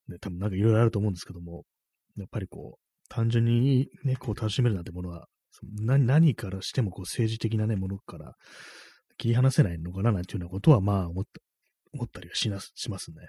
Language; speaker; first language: Japanese; native; Japanese